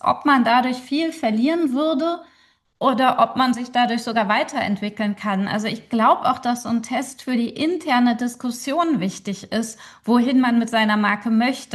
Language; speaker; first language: German; native; German